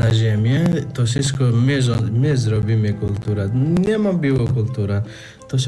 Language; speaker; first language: Polish; non-native, learner; Nepali